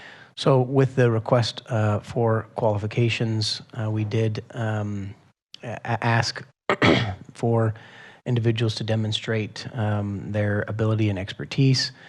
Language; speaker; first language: English; native; English